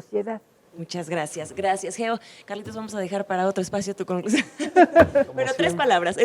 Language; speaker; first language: Spanish; native; Spanish